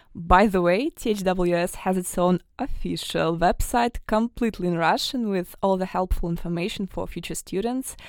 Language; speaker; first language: English; non-native, fluent; Russian